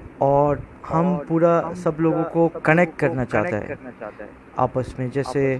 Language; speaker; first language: Hindi; non-native, fluent; Bangla